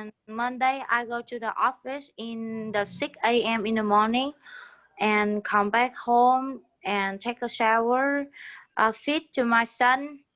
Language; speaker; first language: English; non-native, learner; Vietnamese